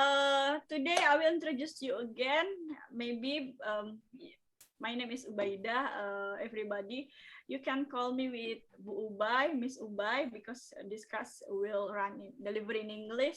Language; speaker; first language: English; non-native, local second language; Indonesian